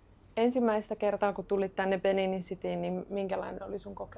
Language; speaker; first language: Finnish; native; Finnish